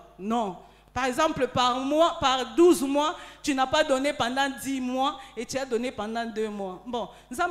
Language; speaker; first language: French; non-native, local second language; Lingala